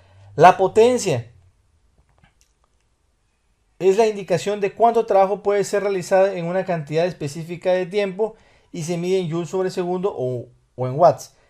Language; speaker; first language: Spanish; native; Spanish